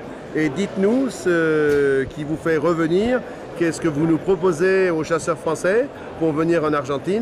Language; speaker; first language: French; native; French